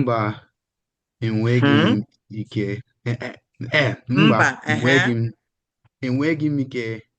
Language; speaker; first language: Igbo; early bilingual, heritage; English